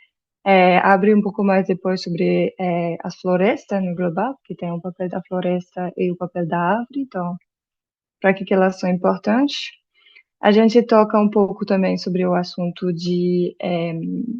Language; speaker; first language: Portuguese; non-native, fluent; French